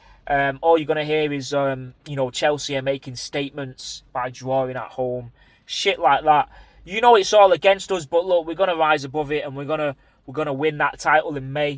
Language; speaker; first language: English; native; English